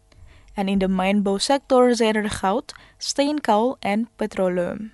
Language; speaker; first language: Dutch; non-native, fluent; Indonesian